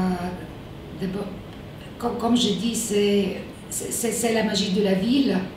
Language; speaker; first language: French; non-native, fluent; Bulgarian